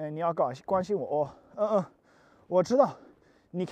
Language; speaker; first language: Chinese; non-native, learner; English